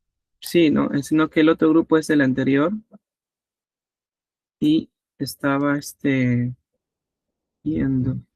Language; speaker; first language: Spanish; native; Spanish